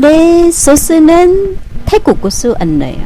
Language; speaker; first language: Korean; non-native, learner; Thai